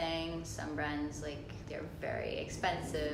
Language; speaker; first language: English; non-native, fluent; Portuguese